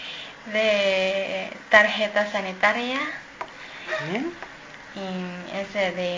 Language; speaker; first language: Spanish; non-native, learner; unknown